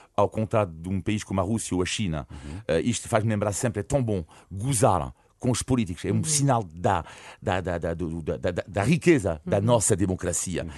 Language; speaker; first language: Portuguese; non-native, fluent; French